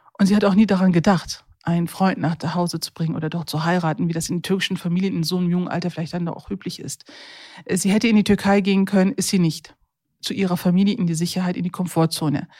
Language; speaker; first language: German; early bilingual, other home language; Turkish